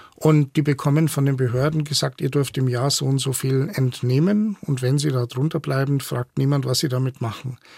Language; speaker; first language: German; native; German